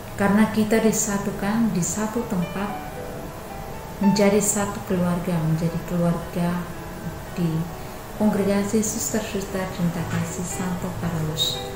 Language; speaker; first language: Indonesian; non-native, local second language; Tetum